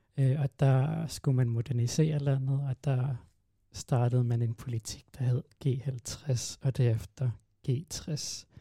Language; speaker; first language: Danish; non-native, local second language; Kalaallisut